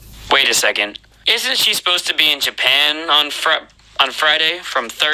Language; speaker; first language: English; native; English